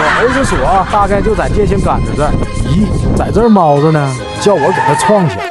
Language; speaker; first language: Chinese; native; Chinese